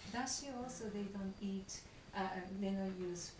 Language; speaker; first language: English; non-native, fluent; Japanese